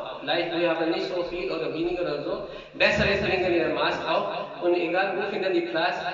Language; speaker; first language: German; non-native, learner; Urdu